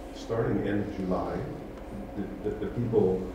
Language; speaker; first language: English; non-native, fluent; Dutch